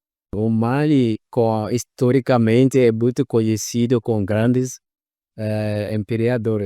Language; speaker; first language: Portuguese; non-native, fluent; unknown